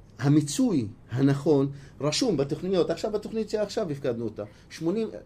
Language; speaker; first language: Hebrew; non-native, local second language; Arabic